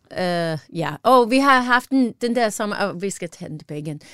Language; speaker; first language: Danish; non-native, learner; English